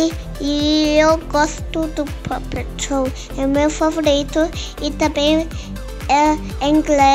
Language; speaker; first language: Portuguese; early bilingual, heritage; Portuguese